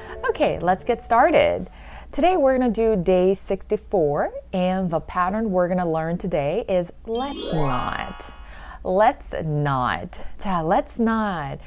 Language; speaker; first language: English; early bilingual, other home language; Korean